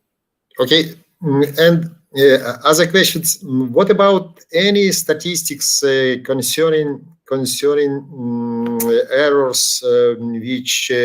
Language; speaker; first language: English; non-native, learner; Ukrainian